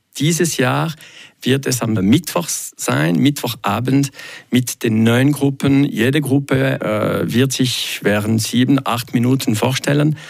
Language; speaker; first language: German; non-native, local second language; French